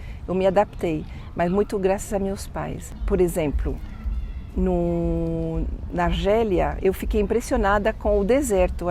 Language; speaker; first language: Portuguese; non-native, fluent; French